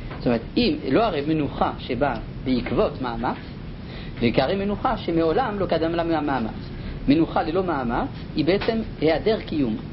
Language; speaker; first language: Hebrew; non-native, fluent; French